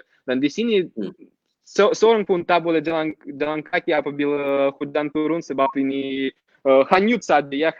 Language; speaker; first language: Indonesian; non-native, fluent; Russian